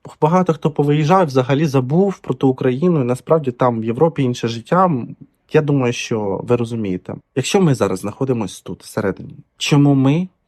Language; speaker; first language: Ukrainian; non-native, local second language; Russian